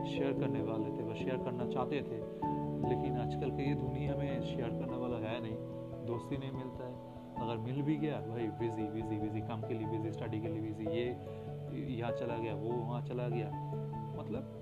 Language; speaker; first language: Hindi; non-native, local second language; Bangla